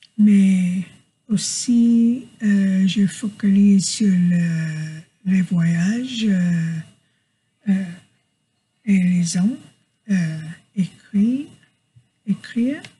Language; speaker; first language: French; non-native, learner; English